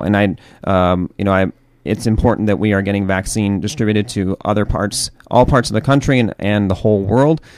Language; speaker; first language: English; native; English